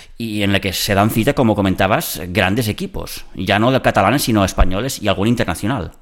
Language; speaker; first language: Spanish; non-native, local second language; Catalan